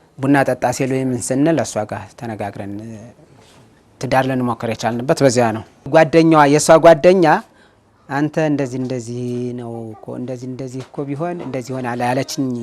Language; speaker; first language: Amharic; native; Amharic